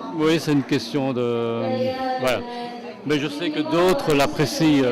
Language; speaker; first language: French; non-native, fluent; Italian